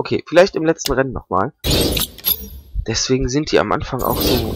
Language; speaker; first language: German; native; German